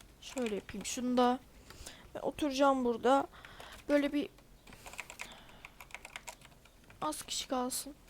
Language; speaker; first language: Turkish; native; Turkish